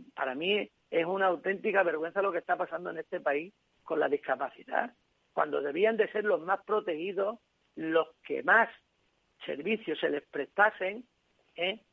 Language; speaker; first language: Spanish; native; Spanish